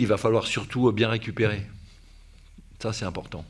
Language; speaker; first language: French; native; French